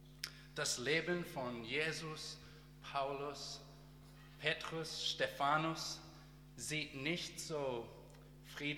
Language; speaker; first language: German; non-native, learner; English